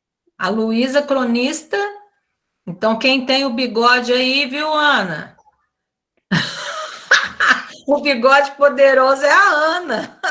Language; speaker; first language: Portuguese; native; Portuguese